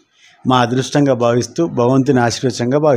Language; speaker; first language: Telugu; native; Telugu